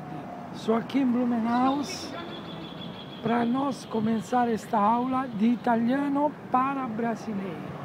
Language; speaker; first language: Portuguese; non-native, fluent; Italian